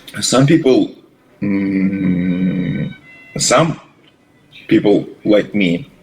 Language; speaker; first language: English; non-native, learner; Russian